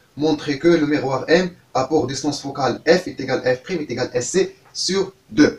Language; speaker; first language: French; non-native, local second language; Arabic